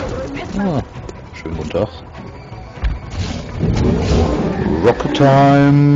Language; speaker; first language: German; native; German